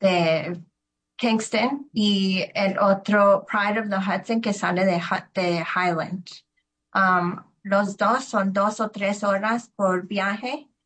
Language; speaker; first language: Spanish; early bilingual, heritage; Spanish